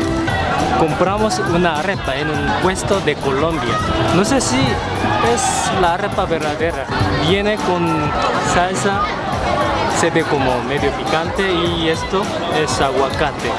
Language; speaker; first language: Spanish; non-native, fluent; Korean